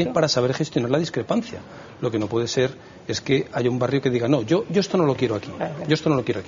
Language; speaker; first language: Spanish; native; Spanish